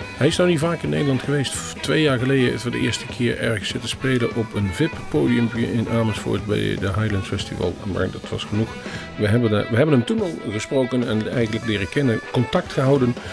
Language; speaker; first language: Dutch; native; Dutch